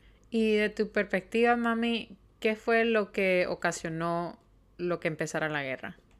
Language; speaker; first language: Spanish; early bilingual, heritage; Spanish